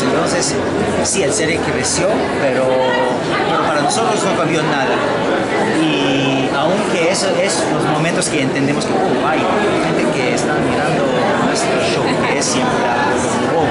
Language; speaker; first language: Spanish; non-native, fluent; Hebrew